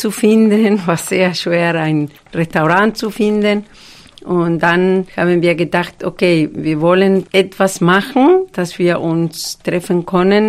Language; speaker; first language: German; non-native, fluent; Spanish